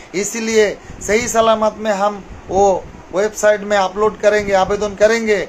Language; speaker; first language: Hindi; non-native, local second language; Bangla